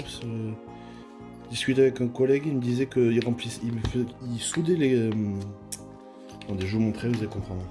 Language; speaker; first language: French; native; French